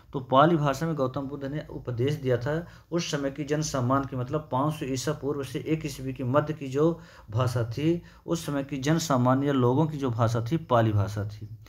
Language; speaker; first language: Hindi; native; Hindi